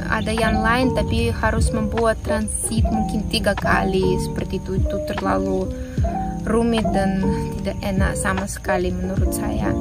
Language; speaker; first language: Indonesian; non-native, fluent; Russian